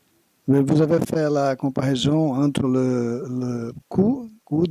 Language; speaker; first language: French; non-native, learner; Portuguese